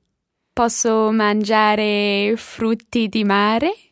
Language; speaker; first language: Italian; non-native, learner; English